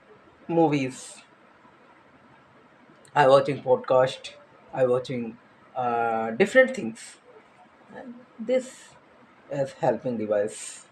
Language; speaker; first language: English; non-native, learner; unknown